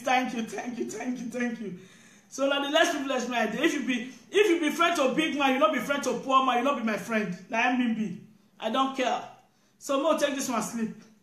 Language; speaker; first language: English; non-native, local second language; Bini